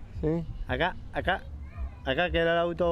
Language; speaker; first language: Spanish; native; Spanish